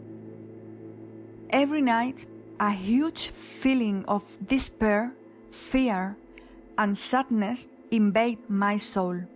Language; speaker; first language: English; non-native, fluent; Spanish